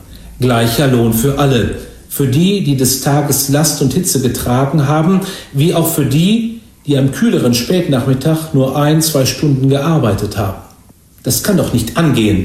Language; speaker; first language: German; native; German